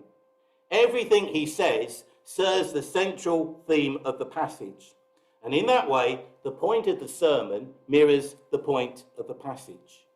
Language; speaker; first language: English; native; English